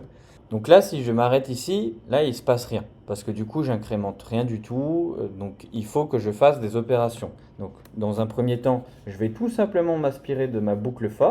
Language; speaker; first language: French; native; French